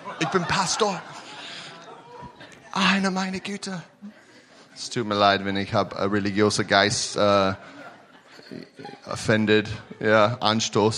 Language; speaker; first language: German; non-native, learner; English